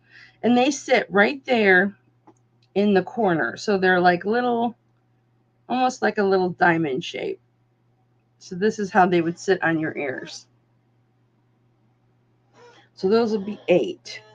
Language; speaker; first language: English; native; English